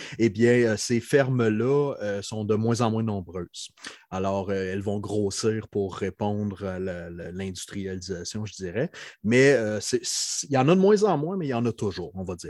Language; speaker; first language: French; native; French